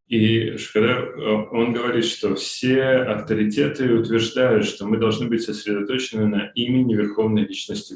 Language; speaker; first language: Russian; native; Russian